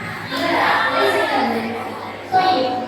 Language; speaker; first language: Arabic; non-native, fluent; Indonesian